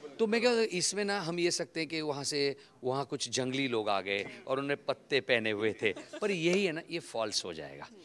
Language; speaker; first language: Hindi; non-native, local second language; Gujarati